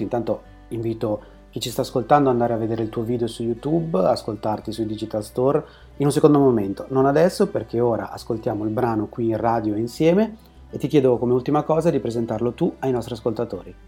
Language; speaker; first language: Italian; native; Italian